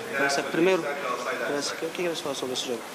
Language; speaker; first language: Portuguese; non-native, fluent; Turkish